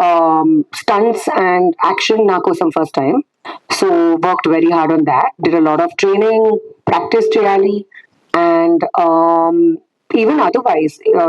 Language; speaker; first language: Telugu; non-native, fluent; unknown